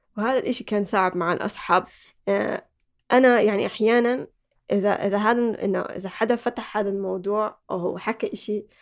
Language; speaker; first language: Arabic; early bilingual, other home language; Somali